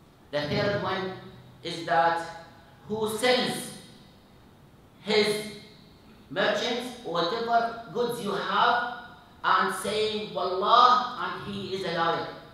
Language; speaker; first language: English; non-native, fluent; Arabic